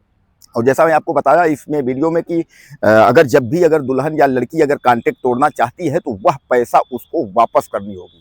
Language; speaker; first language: Hindi; native; Hindi